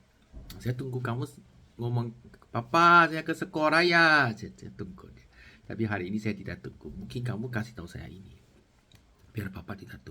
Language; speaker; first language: Indonesian; non-native, learner; Chinese